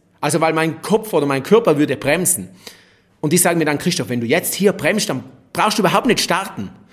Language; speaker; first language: German; native; German